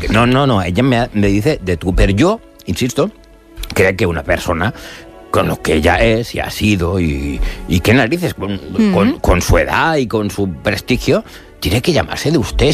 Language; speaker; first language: Spanish; native; Spanish